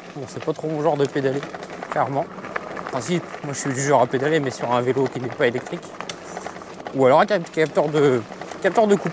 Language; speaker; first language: French; native; French